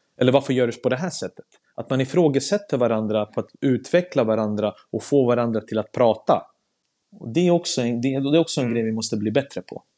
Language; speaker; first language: Swedish; early bilingual, other home language; Serbian